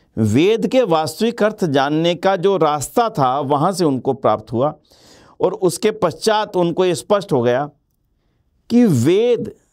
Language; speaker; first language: Hindi; native; Hindi